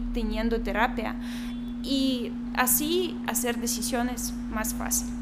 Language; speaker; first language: Spanish; non-native, fluent; Russian